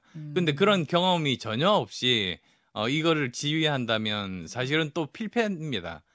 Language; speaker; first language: Korean; native; Korean